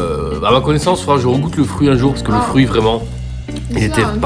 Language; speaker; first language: French; native; French